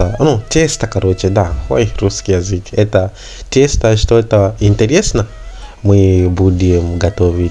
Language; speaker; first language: Russian; non-native, learner; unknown